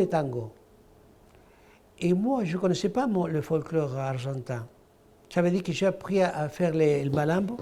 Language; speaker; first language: French; non-native, fluent; Spanish